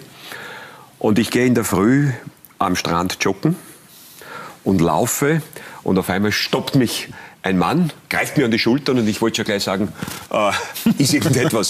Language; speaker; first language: German; native; German